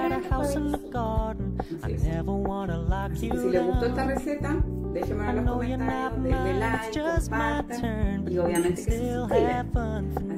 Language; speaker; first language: Spanish; native; Spanish